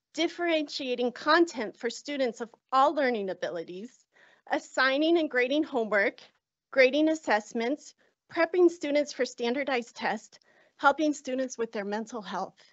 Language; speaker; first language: English; native; English